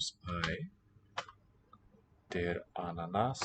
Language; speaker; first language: German; non-native, learner; English